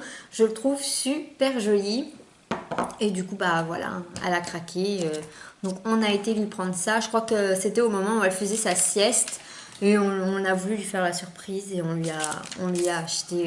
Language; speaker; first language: French; native; French